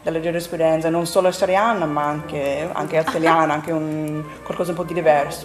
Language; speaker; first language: Italian; non-native, fluent; English